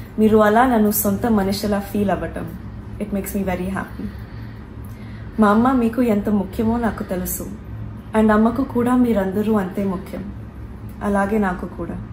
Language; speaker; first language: Telugu; non-native, learner; Hindi